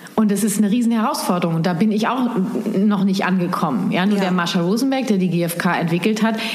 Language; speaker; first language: German; native; German